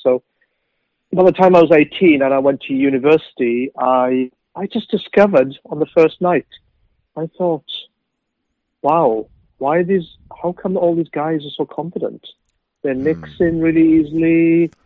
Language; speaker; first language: English; native; English